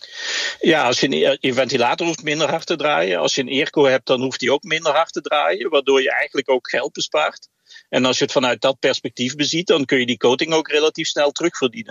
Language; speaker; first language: Dutch; native; Dutch